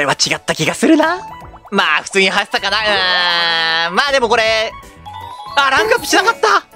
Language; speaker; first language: Japanese; native; Japanese